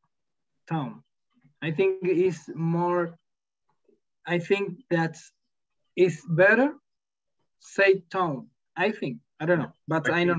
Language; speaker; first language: English; non-native, learner; Spanish